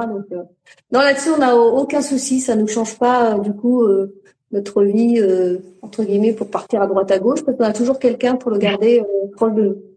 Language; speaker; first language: French; native; French